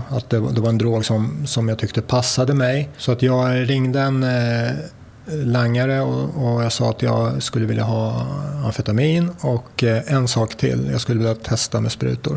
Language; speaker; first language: Swedish; native; Swedish